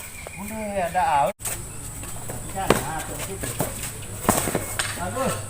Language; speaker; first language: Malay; non-native, local second language; Minangkabau